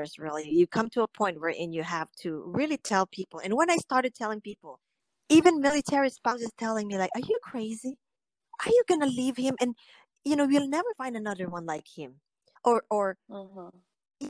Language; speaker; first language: English; non-native, local second language; Filipino